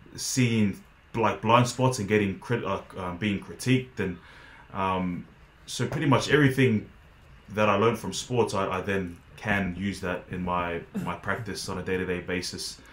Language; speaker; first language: English; native; English